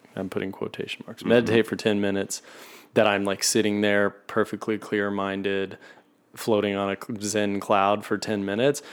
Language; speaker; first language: English; native; English